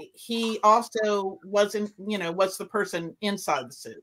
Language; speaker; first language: English; native; English